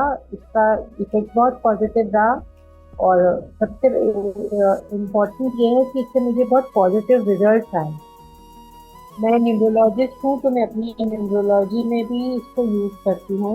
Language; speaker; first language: Hindi; native; Hindi